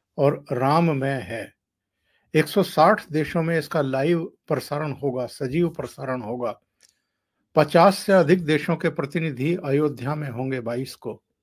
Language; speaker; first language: Hindi; native; Hindi